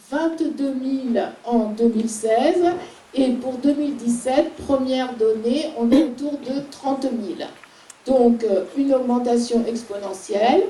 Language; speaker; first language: French; native; French